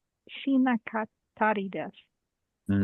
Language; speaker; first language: Japanese; non-native, learner; English